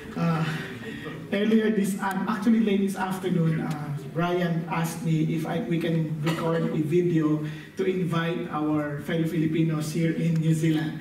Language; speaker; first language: English; non-native, local second language; Filipino